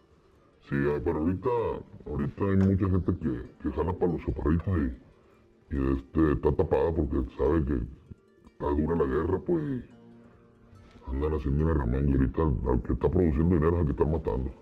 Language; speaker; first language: Spanish; native; Spanish